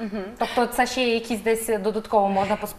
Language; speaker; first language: Ukrainian; native; Ukrainian